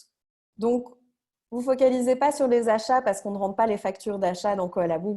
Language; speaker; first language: French; native; French